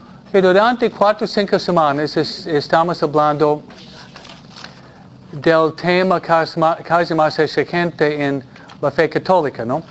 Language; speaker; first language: Spanish; non-native, fluent; English